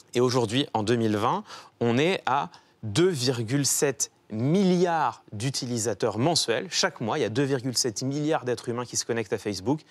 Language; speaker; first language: French; native; French